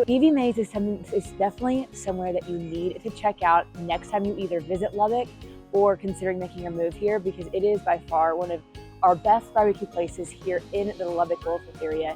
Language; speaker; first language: English; native; English